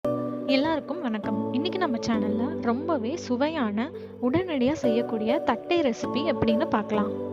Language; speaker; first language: Tamil; native; Tamil